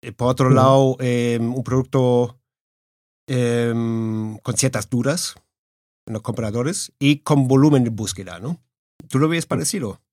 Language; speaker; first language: Spanish; early bilingual, heritage; Spanish